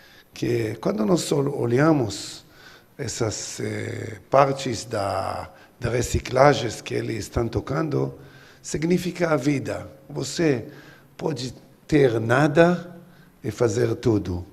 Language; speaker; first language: Portuguese; non-native, learner; Hebrew